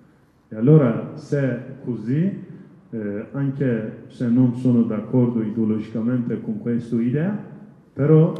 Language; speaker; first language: Italian; non-native, learner; Kurdish